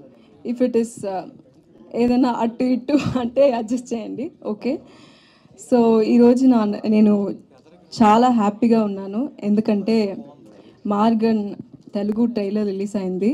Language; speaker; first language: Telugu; non-native, learner; Tamil